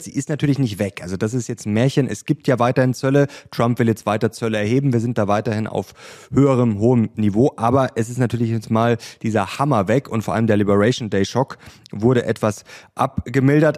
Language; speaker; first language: German; native; German